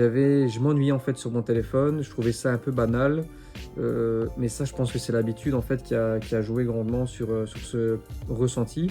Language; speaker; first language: French; native; French